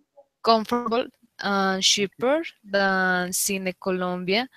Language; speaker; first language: English; non-native, learner; Spanish